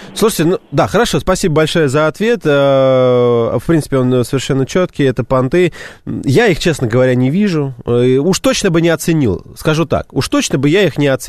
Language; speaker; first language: Russian; native; Russian